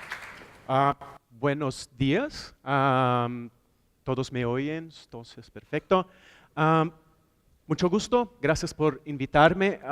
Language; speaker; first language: Spanish; non-native, fluent; Portuguese